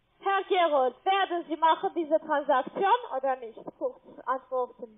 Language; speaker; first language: German; non-native, learner; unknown